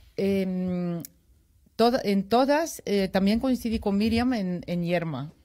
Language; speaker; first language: Spanish; non-native, fluent; Bulgarian